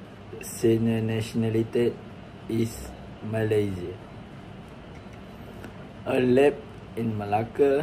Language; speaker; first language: German; non-native, learner; Malay